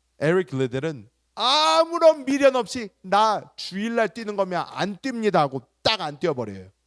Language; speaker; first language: Korean; early bilingual, heritage; Korean